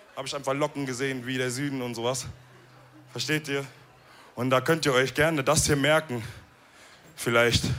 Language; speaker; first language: German; early bilingual, other home language; Wolof